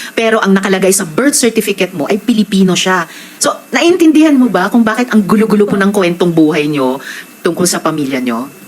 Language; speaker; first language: Filipino; native; Filipino